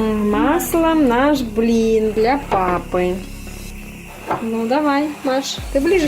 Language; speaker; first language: Russian; native; Russian